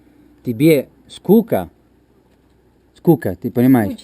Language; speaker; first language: Russian; non-native, learner; Italian